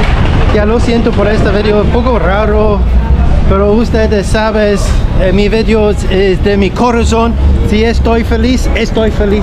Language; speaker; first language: Spanish; non-native, learner; English